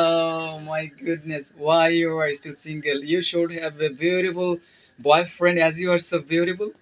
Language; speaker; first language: English; non-native, learner; Bangla